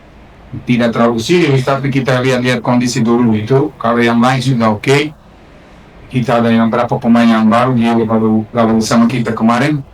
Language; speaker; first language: Indonesian; non-native, fluent; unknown